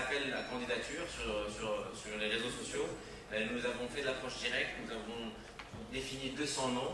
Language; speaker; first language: French; non-native, local second language; Arabic